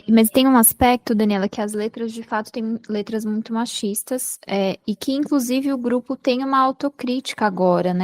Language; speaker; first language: Portuguese; native; Portuguese